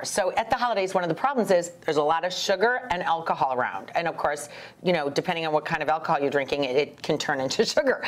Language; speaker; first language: English; native; English